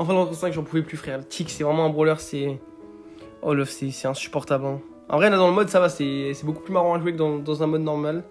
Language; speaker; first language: French; native; French